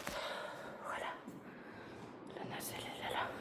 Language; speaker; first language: French; native; French